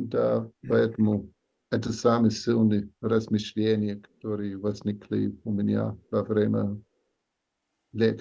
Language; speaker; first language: Russian; non-native, learner; English